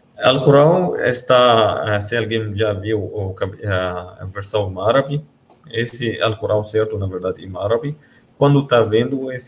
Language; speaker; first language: Portuguese; non-native, learner; Arabic